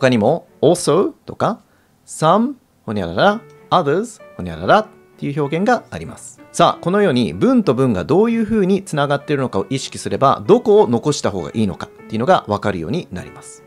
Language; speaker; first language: Japanese; native; Japanese